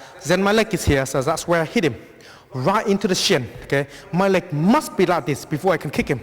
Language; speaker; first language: English; non-native, fluent; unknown